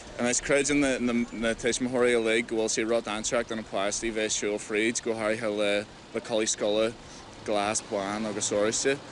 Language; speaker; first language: Irish; non-native, local second language; English